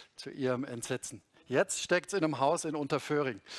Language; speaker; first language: German; native; German